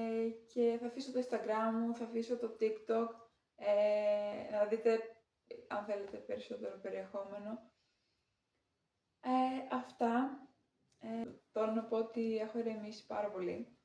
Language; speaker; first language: Greek; native; Greek